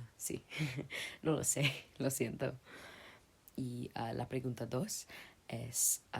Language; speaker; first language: Spanish; non-native, learner; English